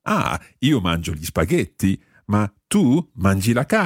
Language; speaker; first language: Italian; non-native, learner; English